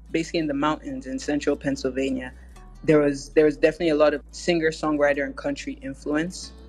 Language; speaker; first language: English; native; English